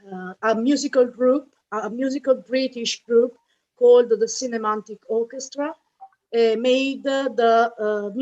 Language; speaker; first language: English; non-native, fluent; Italian